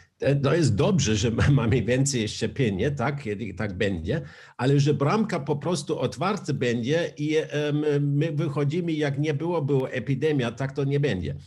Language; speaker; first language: Polish; non-native, learner; German